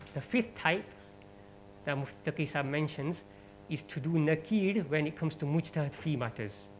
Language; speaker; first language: English; early bilingual, other home language; Urdu